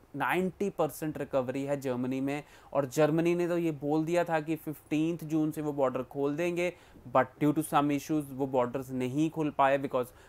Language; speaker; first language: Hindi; non-native, local second language; Punjabi